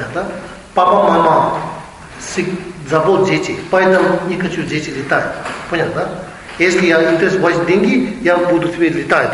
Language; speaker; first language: Russian; non-native, learner; Tibetan